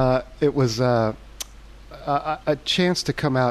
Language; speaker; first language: English; native; English